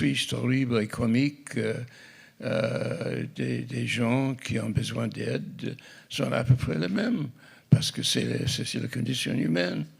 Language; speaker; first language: French; non-native, fluent; English